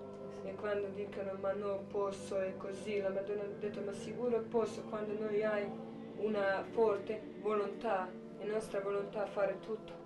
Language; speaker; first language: Italian; non-native, learner; Croatian